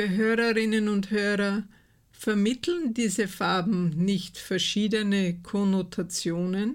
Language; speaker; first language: German; native; German